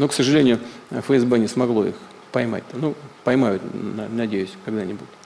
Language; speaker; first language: Russian; native; Russian